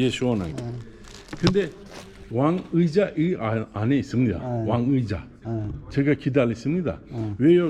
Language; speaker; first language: Korean; non-native, learner; Uzbek